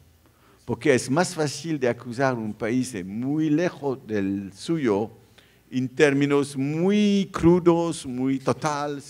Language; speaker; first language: Spanish; non-native, fluent; French